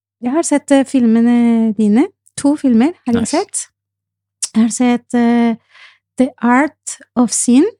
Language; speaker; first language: Norwegian; non-native, fluent; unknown